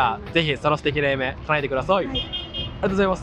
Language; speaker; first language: Japanese; native; Japanese